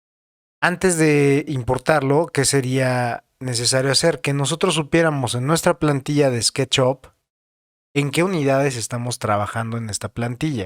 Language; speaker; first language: Spanish; native; Spanish